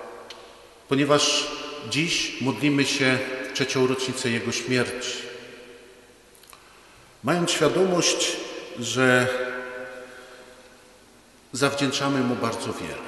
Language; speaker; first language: Polish; native; Polish